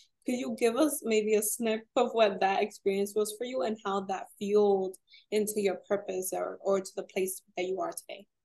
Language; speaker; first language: English; early bilingual, other home language; Spanish